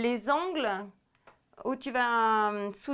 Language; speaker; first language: French; native; French